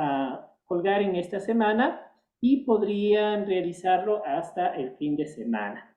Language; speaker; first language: Spanish; native; Spanish